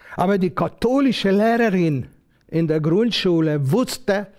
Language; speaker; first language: German; non-native, fluent; Hungarian